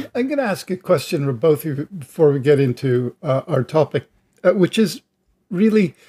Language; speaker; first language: English; native; English